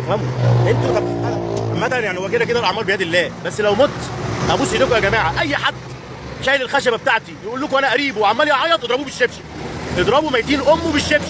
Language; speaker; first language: Arabic; native; Arabic